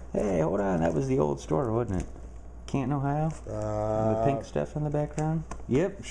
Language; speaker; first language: English; native; English